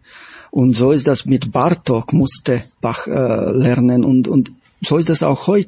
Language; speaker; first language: German; non-native, fluent; Slovak